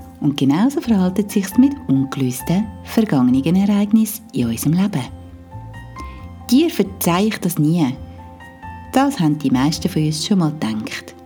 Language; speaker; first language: German; native; German